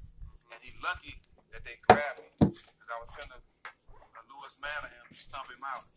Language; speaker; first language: English; native; English